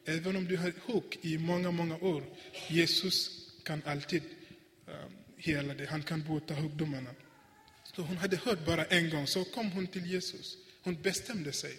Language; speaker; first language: Swedish; non-native, fluent; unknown